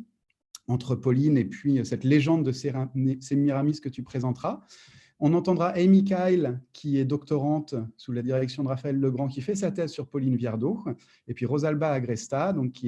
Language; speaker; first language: French; native; French